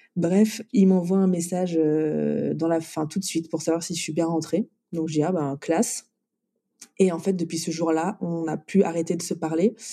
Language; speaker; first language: French; native; French